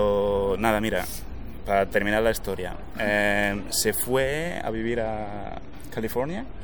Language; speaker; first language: Spanish; native; Spanish